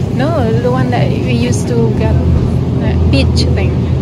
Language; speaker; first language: English; non-native, fluent; Indonesian